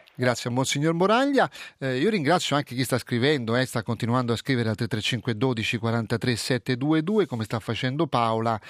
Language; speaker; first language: Italian; native; Italian